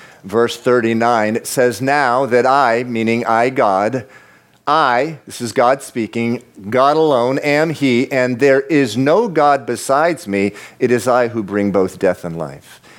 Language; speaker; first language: English; native; English